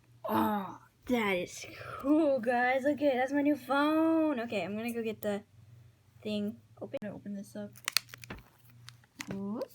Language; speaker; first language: English; native; English